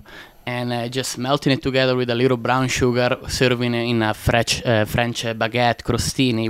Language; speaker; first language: English; non-native, learner; Italian